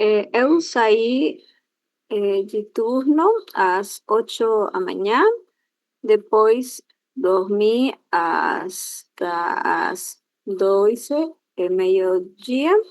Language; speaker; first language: Portuguese; non-native, learner; Spanish